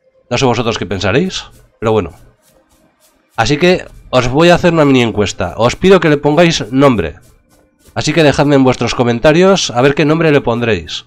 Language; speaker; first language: Spanish; native; Spanish